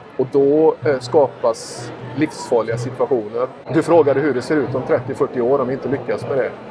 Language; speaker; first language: Swedish; native; Swedish